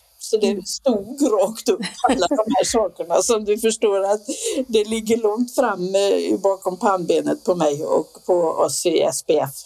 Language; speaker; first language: Swedish; native; Swedish